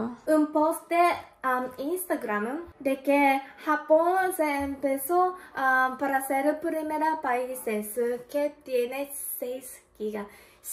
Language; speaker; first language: Spanish; non-native, learner; Japanese